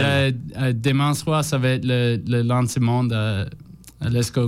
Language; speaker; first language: French; non-native, learner; English